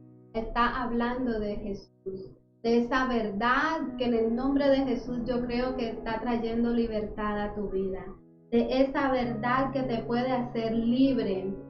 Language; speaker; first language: Spanish; native; Spanish